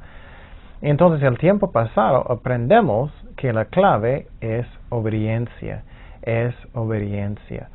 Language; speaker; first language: Spanish; non-native, fluent; English